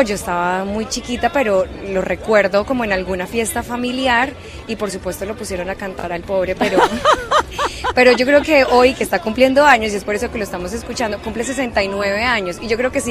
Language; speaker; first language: Spanish; native; Spanish